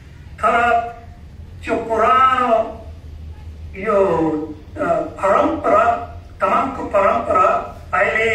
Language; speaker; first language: Nepali; non-native, learner; English